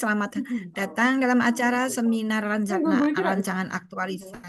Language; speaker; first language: Indonesian; native; Indonesian